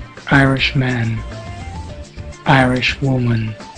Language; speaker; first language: English; non-native, fluent; Portuguese